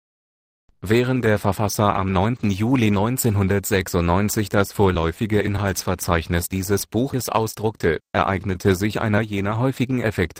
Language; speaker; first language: German; native; German